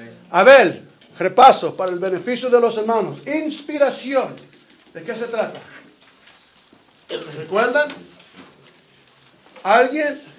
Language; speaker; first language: Spanish; native; Spanish